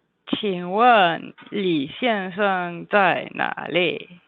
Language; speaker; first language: Chinese; non-native, fluent; German